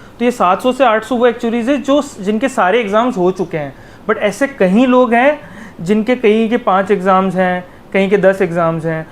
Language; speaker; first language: Hindi; native; Hindi